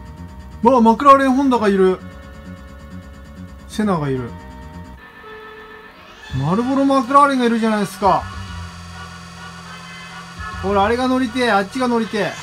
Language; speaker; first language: Japanese; native; Japanese